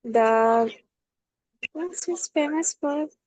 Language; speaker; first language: English; non-native, learner; Urdu